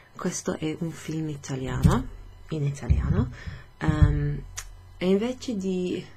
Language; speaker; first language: Italian; non-native, fluent; English